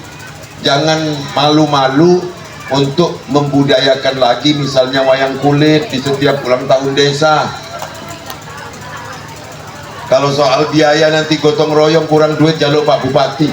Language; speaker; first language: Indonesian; non-native, local second language; Javanese